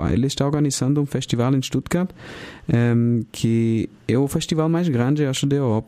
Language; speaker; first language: Portuguese; non-native, fluent; German